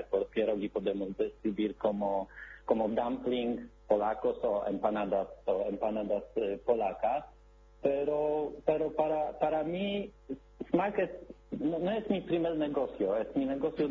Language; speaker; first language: Spanish; non-native, learner; Polish